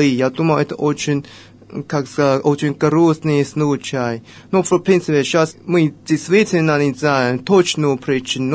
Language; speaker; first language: Russian; non-native, fluent; Chinese